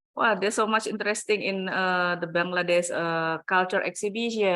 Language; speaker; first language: English; non-native, fluent; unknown